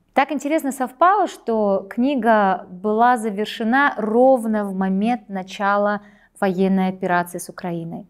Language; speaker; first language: Russian; native; Russian